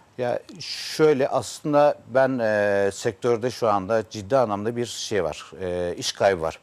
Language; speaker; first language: Turkish; native; Turkish